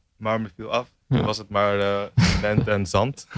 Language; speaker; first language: Dutch; native; Dutch